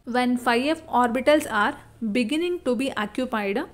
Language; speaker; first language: English; non-native, local second language; Kannada